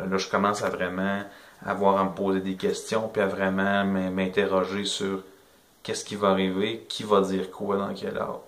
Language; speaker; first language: French; native; French